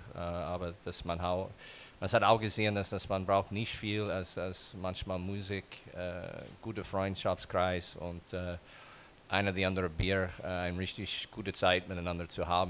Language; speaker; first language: German; non-native, fluent; English